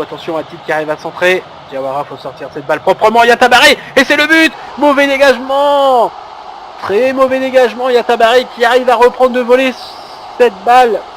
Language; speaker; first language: French; native; French